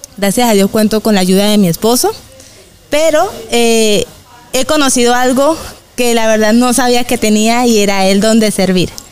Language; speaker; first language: Spanish; native; Spanish